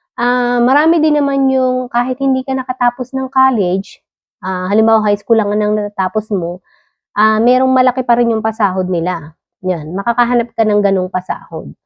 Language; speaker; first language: Filipino; native; Filipino